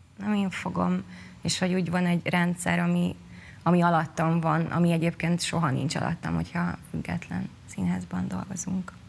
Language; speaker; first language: Hungarian; native; Hungarian